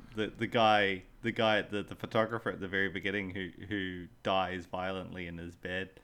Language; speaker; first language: English; native; English